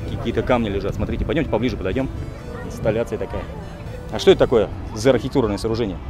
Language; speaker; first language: Russian; native; Russian